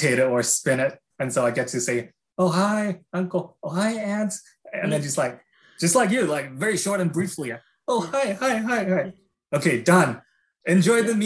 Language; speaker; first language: English; non-native, fluent; Chinese